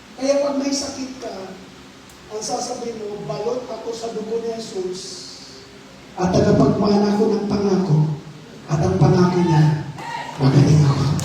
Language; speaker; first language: Filipino; non-native, local second language; Hiligaynon